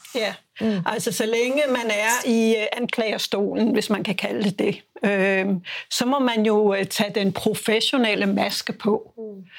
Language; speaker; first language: Danish; native; Danish